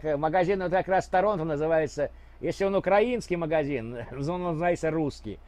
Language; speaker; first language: Russian; native; Russian